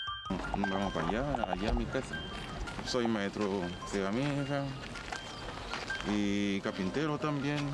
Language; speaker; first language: Spanish; non-native, learner; Haitian Creole